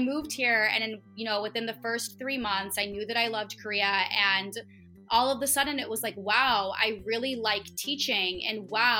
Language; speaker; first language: English; native; English